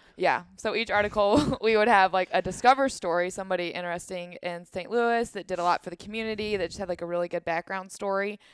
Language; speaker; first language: English; native; English